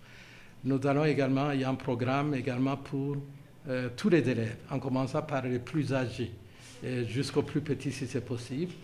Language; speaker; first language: French; non-native, local second language; Rundi